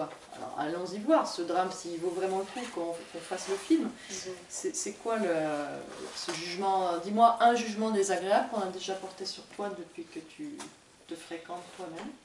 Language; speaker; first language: French; native; French